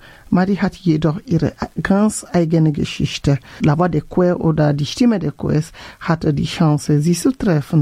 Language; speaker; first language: German; non-native, fluent; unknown